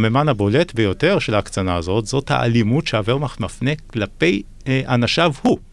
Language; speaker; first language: Hebrew; native; Hebrew